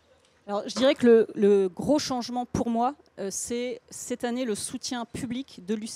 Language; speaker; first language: French; native; French